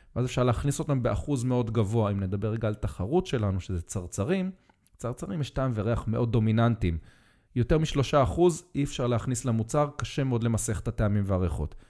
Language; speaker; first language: Hebrew; native; Hebrew